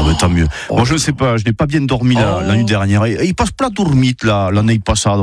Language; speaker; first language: French; native; French